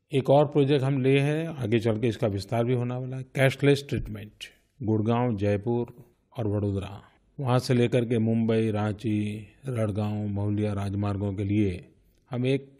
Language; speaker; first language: Hindi; non-native, local second language; Gujarati